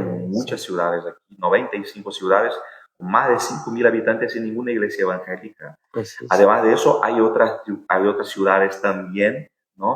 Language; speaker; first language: Spanish; non-native, fluent; Portuguese